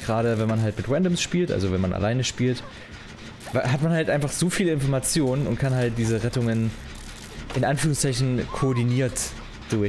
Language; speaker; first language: German; native; German